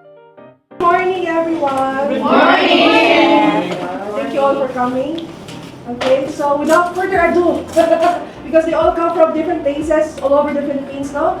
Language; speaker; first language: English; non-native, local second language; Filipino